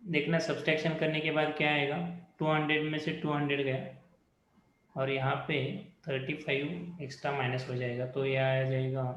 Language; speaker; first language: Hindi; non-native, local second language; Marathi